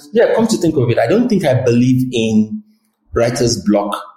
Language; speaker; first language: English; non-native, local second language; Yoruba